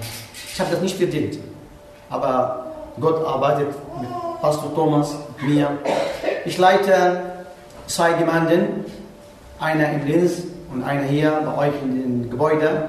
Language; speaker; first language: German; non-native, learner; Arabic